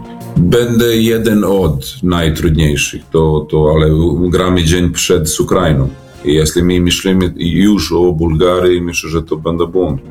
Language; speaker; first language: Polish; non-native, learner; Serbian